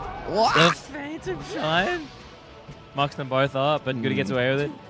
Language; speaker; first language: English; native; English